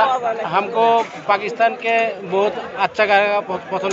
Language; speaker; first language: Hindi; non-native, learner; Bangla